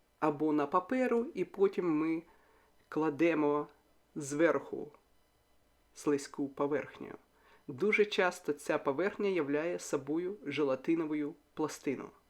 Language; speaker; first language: Ukrainian; non-native, local second language; Russian